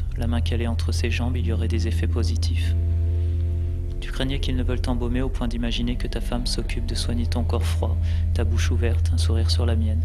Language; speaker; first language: French; native; French